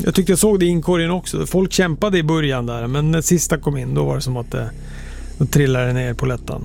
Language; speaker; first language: Swedish; native; Swedish